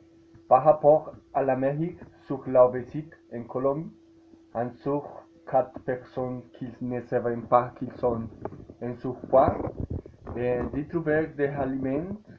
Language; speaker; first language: French; non-native, learner; Spanish